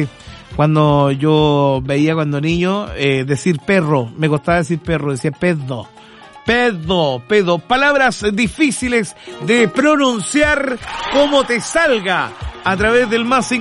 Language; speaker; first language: Spanish; native; Spanish